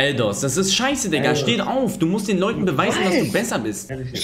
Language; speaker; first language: German; native; German